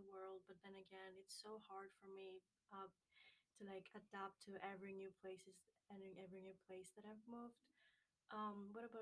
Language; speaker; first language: English; non-native, fluent; Greek